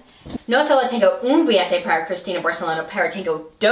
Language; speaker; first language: Spanish; non-native, learner; English